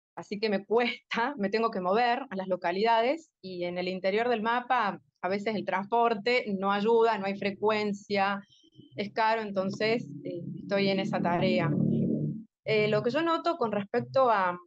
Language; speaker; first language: Spanish; native; Spanish